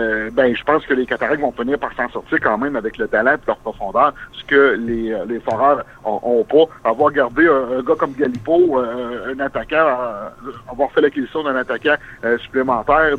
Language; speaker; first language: French; native; French